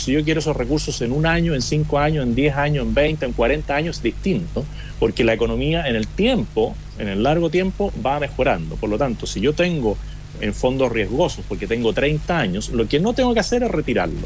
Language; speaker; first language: Spanish; native; Spanish